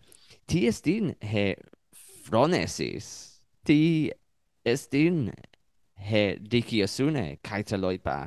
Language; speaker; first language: Greek; non-native, learner; English